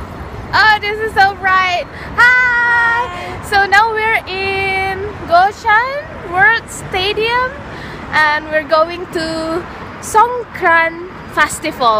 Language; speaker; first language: English; non-native, fluent; Indonesian